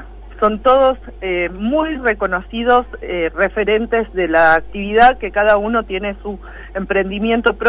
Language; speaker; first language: Spanish; native; Spanish